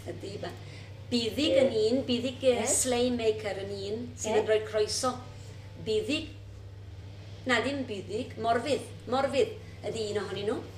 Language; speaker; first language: Welsh; early bilingual, heritage; Welsh